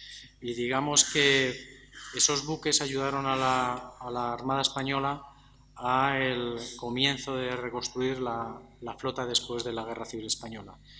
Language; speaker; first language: Spanish; native; Spanish